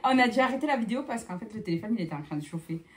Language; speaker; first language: French; native; French